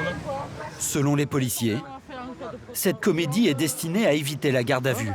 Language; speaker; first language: French; native; French